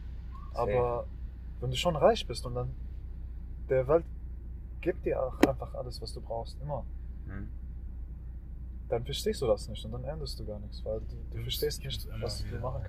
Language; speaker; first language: German; non-native, learner; Arabic